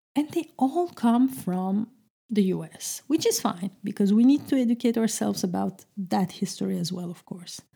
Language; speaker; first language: English; non-native, fluent; Turkish